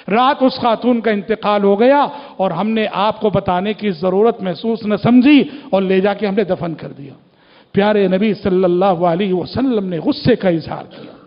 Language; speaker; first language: Urdu; native; Urdu